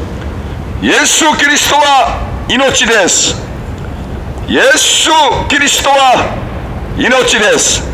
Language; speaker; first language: Japanese; non-native, learner; Korean